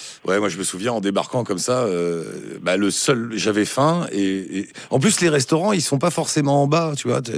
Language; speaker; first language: French; native; French